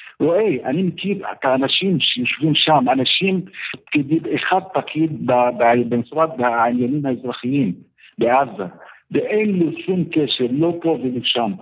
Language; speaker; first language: Hebrew; non-native, fluent; Arabic